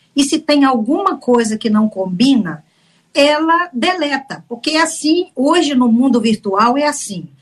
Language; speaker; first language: Portuguese; native; Portuguese